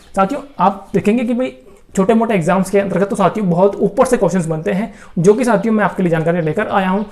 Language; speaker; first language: Hindi; native; Hindi